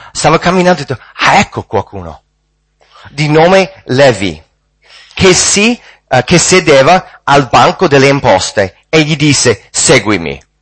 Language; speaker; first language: Italian; non-native, fluent; English